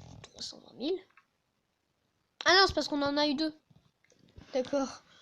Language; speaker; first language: French; native; French